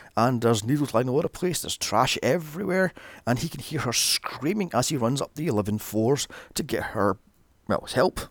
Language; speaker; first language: English; native; English